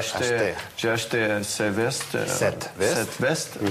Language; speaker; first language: French; non-native, learner; Russian